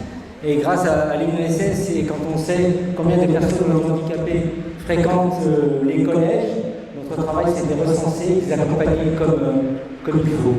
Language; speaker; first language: French; native; French